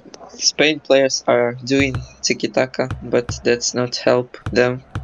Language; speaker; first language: English; non-native, learner; Russian